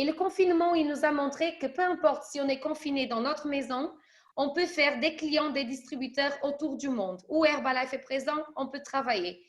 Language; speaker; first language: French; early bilingual, other home language; Portuguese